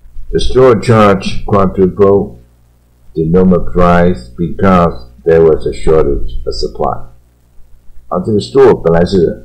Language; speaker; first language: English; non-native, fluent; Chinese